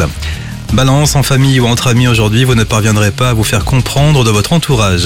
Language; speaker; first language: French; native; French